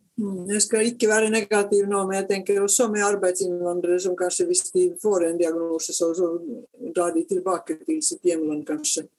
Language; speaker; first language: Norwegian; non-native, fluent; Finnish